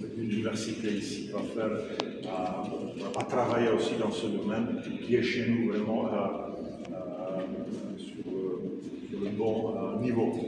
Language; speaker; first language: French; non-native, fluent; Czech